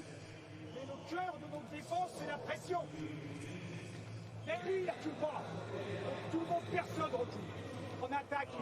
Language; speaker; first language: French; native; French